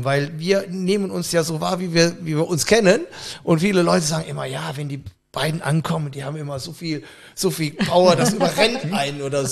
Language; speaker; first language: German; native; German